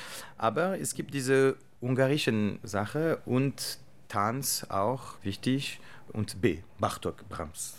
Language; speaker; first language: German; non-native, learner; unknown